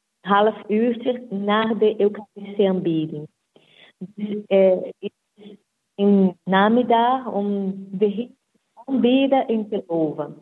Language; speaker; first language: Dutch; non-native, fluent; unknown